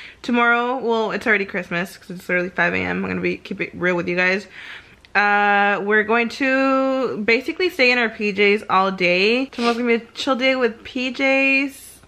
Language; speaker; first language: English; early bilingual, other home language; Spanish